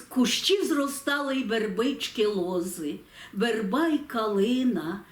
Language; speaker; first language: Ukrainian; native; Ukrainian